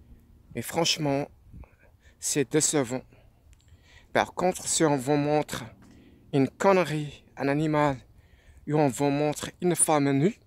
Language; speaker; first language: French; non-native, fluent; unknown